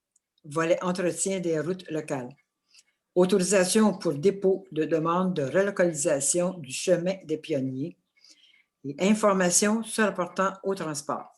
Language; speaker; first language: French; native; French